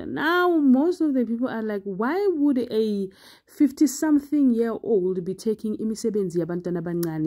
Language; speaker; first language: English; non-native, local second language; Zulu